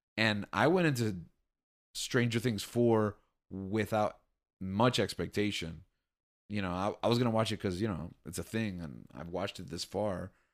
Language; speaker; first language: English; native; English